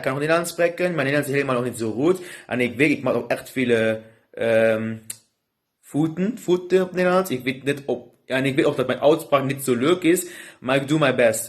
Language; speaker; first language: Dutch; non-native, learner; Luxembourgish